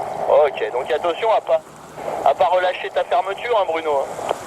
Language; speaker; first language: French; native; French